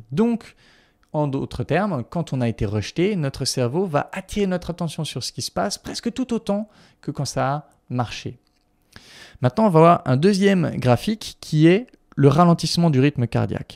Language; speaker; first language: French; native; French